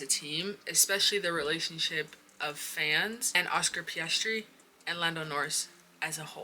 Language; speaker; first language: English; native; English